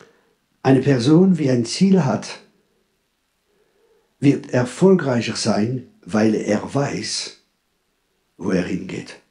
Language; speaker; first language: German; non-native, fluent; French